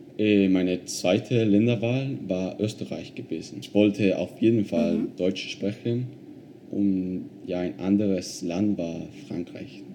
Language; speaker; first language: German; non-native, fluent; Spanish